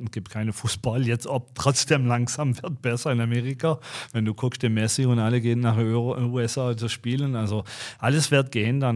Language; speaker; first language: German; non-native, fluent; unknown